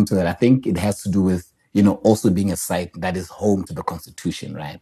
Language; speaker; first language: English; non-native, local second language; Northern Sotho